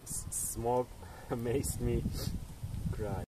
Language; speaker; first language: English; non-native, learner; Turkish